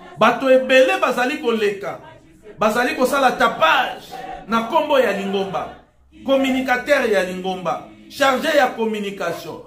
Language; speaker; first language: Lingala; native; Lingala